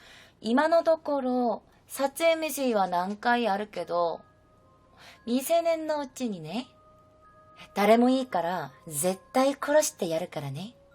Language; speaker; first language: Japanese; non-native, fluent; Korean